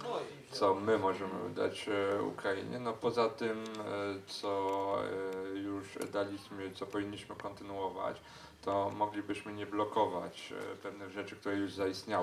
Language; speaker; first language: Polish; native; Polish